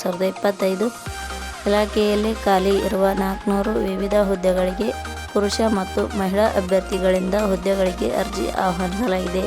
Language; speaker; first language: Kannada; native; Kannada